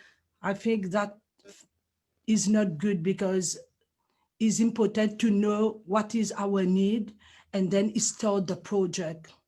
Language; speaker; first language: English; non-native, learner; Morisyen